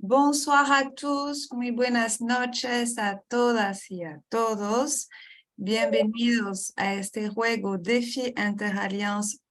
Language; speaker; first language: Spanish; non-native, fluent; French